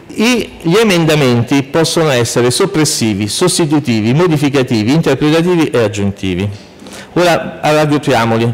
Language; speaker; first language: Italian; native; Italian